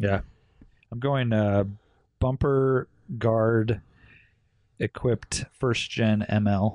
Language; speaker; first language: English; native; English